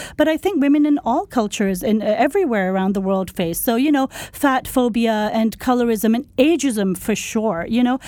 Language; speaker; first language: English; non-native, local second language; Urdu